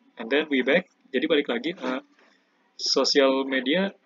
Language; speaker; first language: English; non-native, learner; Indonesian